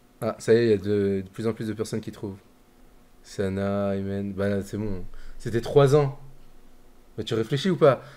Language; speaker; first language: French; early bilingual, other home language; Arabic